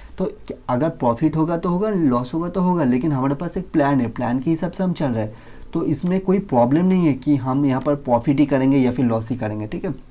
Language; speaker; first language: Hindi; non-native, local second language; Bangla